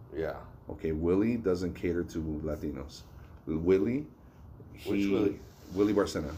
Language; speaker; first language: English; early bilingual, other home language; Spanish